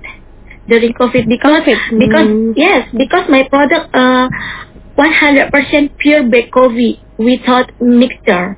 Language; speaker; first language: English; non-native, learner; Indonesian